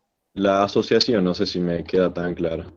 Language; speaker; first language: Spanish; native; Spanish